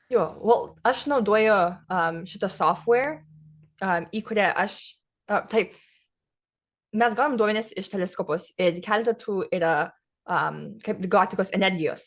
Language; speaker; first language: Lithuanian; early bilingual, heritage; English